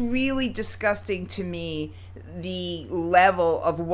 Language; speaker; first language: English; native; English